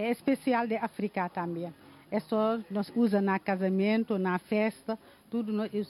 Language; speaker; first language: Portuguese; non-native, learner; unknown